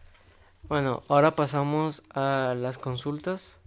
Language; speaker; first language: Spanish; native; Spanish